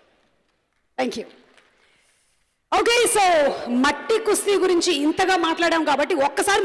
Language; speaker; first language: Telugu; native; Telugu